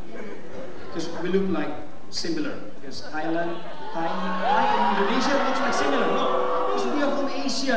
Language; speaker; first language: English; non-native, fluent; Indonesian